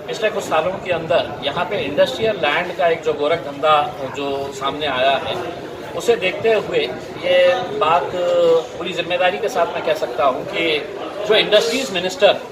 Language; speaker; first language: Hindi; non-native, local second language; Marathi